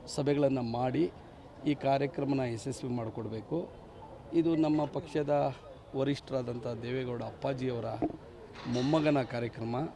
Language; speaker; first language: Kannada; native; Kannada